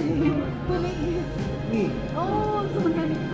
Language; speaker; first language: English; non-native, learner; Cebuano